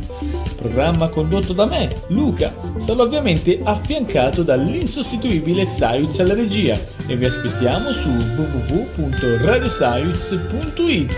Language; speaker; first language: Italian; native; Italian